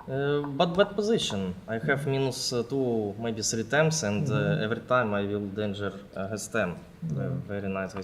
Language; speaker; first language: English; non-native, learner; Russian